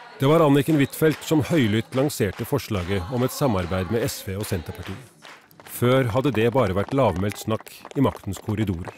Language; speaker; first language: Norwegian; native; Norwegian